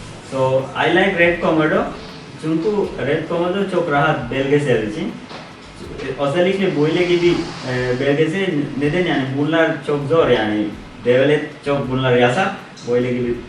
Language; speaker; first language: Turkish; non-native, learner; Sinhala